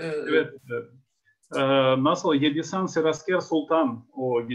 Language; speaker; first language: Turkish; non-native, fluent; Ukrainian